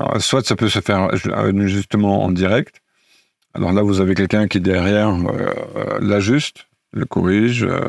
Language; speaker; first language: French; non-native, fluent; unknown